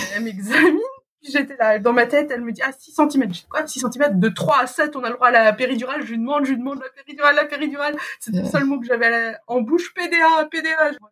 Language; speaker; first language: French; native; French